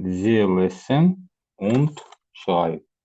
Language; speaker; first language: German; non-native, learner; Azerbaijani